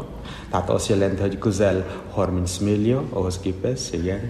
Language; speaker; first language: Hungarian; non-native, fluent; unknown